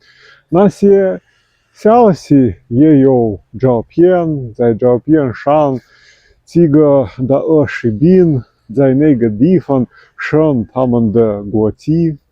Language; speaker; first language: Chinese; non-native, fluent; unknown